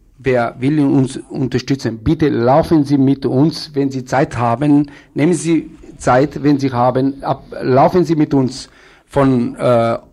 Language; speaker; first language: German; non-native, fluent; Romany